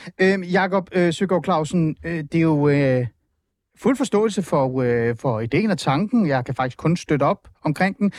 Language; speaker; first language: Danish; early bilingual, other home language; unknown